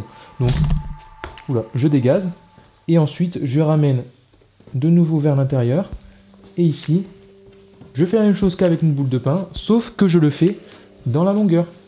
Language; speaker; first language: French; native; French